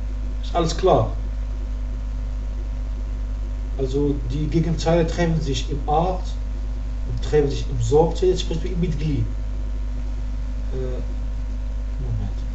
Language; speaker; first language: German; non-native, learner; Arabic